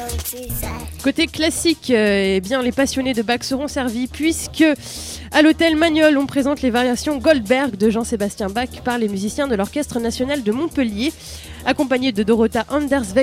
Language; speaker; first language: French; native; French